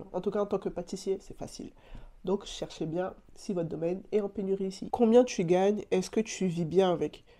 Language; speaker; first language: French; native; French